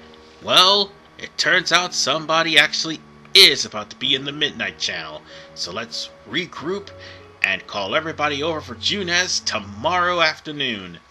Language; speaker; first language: English; native; English